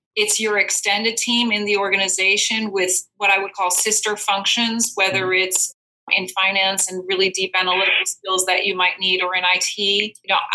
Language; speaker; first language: English; non-native, fluent; Dutch